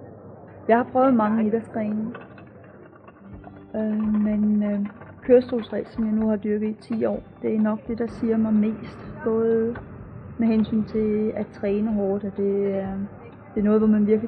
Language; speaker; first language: Danish; native; Danish